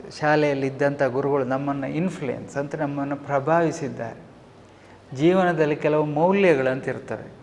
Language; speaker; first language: Kannada; native; Kannada